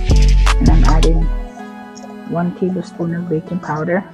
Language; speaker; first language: English; native; English